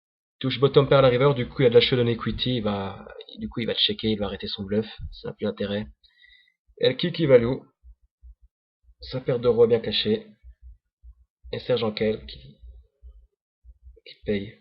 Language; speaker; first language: French; native; French